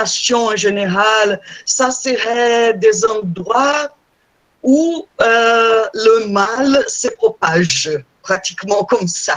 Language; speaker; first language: French; non-native, fluent; Portuguese